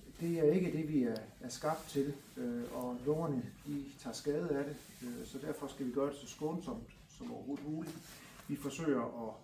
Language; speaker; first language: Danish; native; Danish